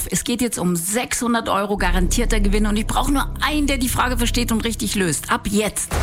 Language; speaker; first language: German; native; German